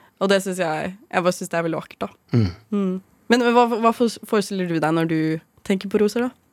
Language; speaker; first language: Norwegian; native; Norwegian